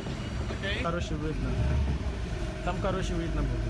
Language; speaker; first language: Russian; non-native, learner; Sinhala